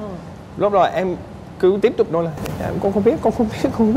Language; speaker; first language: Vietnamese; non-native, fluent; English